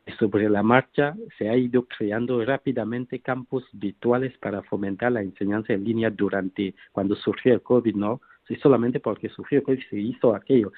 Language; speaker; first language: Spanish; non-native, fluent; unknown